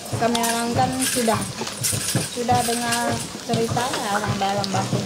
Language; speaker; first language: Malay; non-native, local second language; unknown